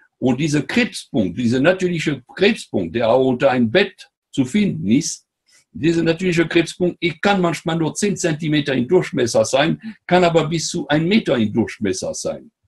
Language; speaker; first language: German; non-native, fluent; French